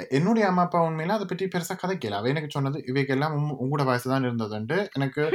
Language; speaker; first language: Tamil; early bilingual, heritage; Tamil